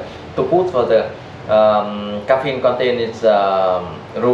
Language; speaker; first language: English; non-native, learner; Vietnamese